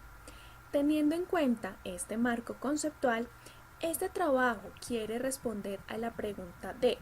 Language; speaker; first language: Spanish; native; Spanish